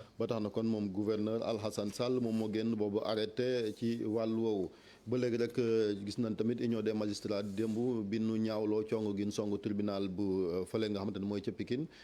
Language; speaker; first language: Wolof; native; Wolof